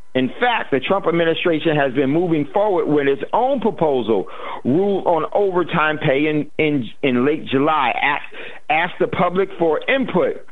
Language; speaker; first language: English; native; English